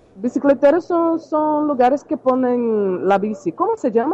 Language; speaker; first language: Spanish; non-native, learner; Portuguese